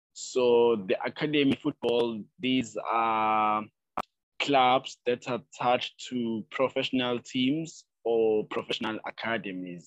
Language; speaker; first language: English; non-native, local second language; Zulu